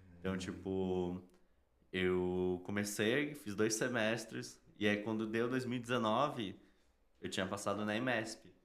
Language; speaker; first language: Portuguese; native; Portuguese